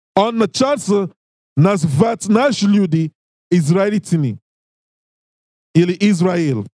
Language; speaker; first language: Russian; non-native, learner; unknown